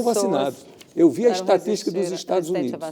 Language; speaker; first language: Portuguese; native; Portuguese